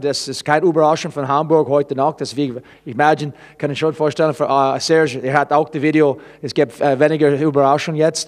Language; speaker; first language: German; non-native, fluent; English